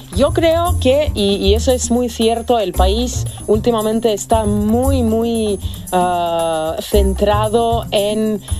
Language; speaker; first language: Spanish; non-native, fluent; Serbian